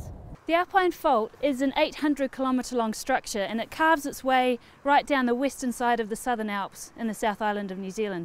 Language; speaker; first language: English; native; English